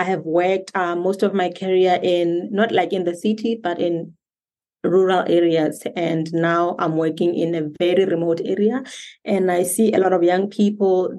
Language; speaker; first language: English; non-native, local second language; Tswana